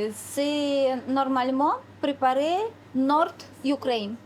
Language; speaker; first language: French; non-native, learner; Ukrainian